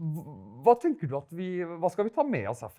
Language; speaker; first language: Norwegian; native; Norwegian